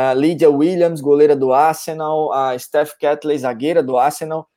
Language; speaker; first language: Portuguese; native; Portuguese